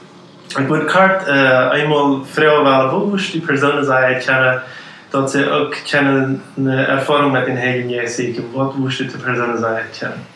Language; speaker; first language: German; non-native, learner; Plautdietsch